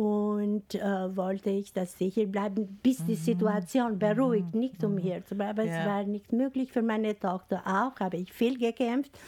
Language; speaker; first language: German; non-native, fluent; Albanian